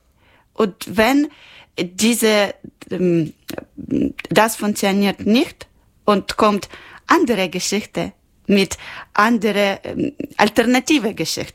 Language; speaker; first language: German; non-native, local second language; Ukrainian